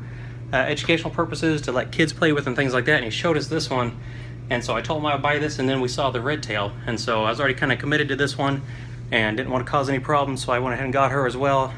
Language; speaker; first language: English; native; English